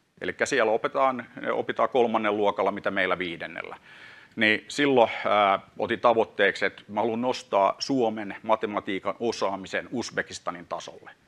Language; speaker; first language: Finnish; non-native, local second language; Swedish